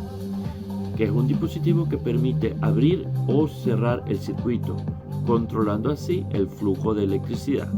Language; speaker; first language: Spanish; native; Spanish